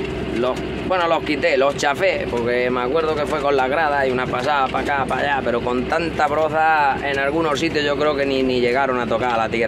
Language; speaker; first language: Spanish; native; Spanish